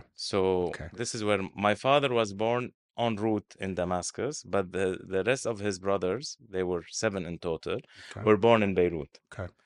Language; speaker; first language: English; non-native, fluent; Arabic